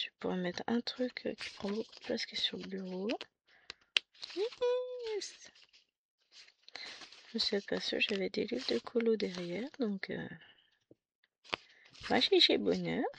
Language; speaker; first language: French; native; French